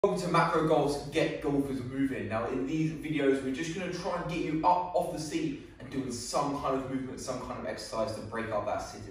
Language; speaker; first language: English; native; English